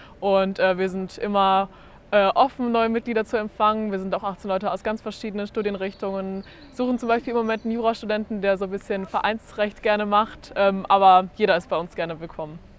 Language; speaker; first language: German; native; German